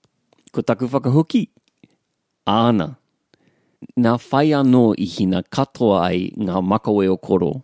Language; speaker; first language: Māori; non-native, learner; English